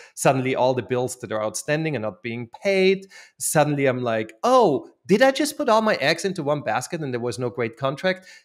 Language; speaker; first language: English; non-native, fluent; German